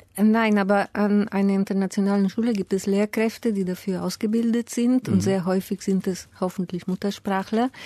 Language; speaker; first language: German; native; German